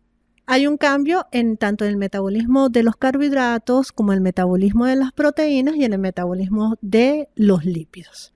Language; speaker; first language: Spanish; native; Spanish